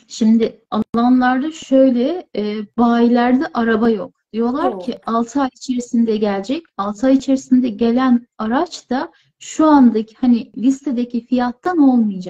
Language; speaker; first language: Turkish; native; Turkish